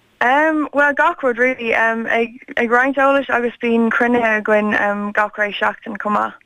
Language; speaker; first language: Irish; non-native, local second language; English